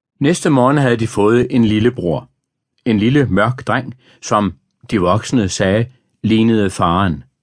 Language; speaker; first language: Danish; native; Danish